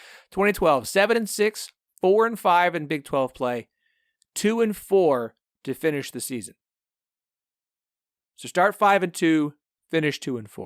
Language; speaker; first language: English; native; English